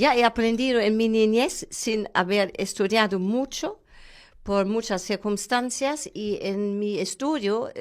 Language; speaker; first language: Spanish; non-native, fluent; German